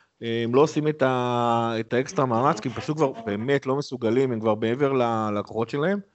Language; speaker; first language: Hebrew; native; Hebrew